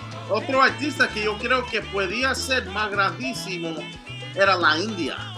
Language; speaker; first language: Spanish; early bilingual, heritage; Spanish